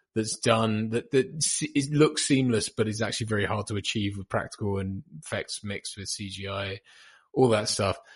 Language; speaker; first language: English; native; English